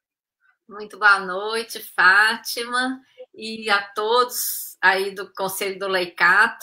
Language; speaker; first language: Portuguese; native; Portuguese